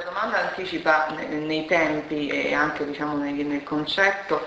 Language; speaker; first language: Italian; native; Italian